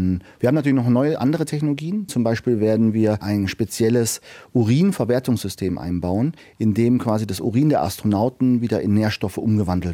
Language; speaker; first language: German; native; German